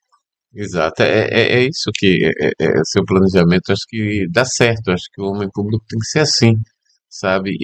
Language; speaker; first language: Portuguese; native; Portuguese